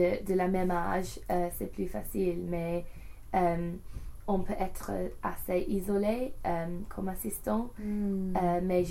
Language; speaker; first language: French; non-native, learner; English